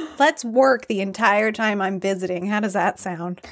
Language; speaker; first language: English; native; English